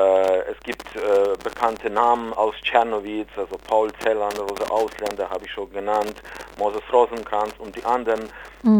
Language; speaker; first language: German; non-native, fluent; Ukrainian